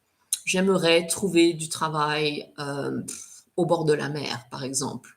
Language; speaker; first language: French; non-native, fluent; English